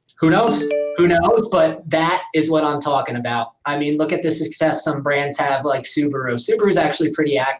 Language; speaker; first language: English; native; English